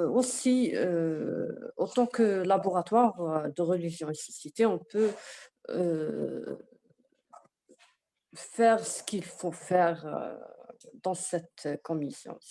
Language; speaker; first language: French; non-native, local second language; Arabic